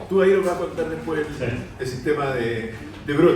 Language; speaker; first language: Spanish; native; Spanish